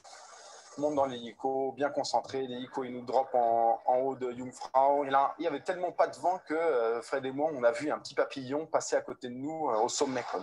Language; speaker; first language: French; native; French